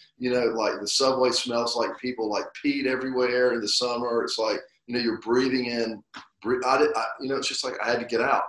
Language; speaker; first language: English; native; English